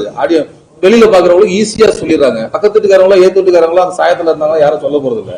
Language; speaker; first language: Tamil; native; Tamil